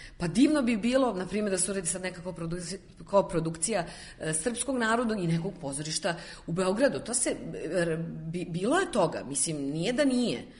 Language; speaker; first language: Serbian; native; Serbian